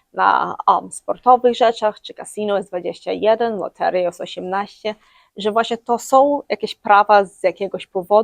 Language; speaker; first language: Polish; early bilingual, heritage; English